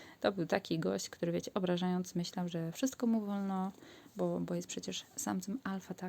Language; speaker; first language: Polish; native; Polish